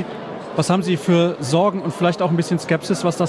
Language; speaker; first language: German; native; German